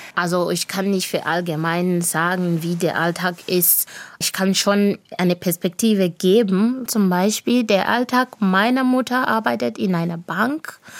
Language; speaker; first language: German; non-native, fluent; Shona